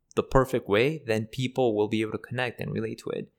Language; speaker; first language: English; early bilingual, other home language; Spanish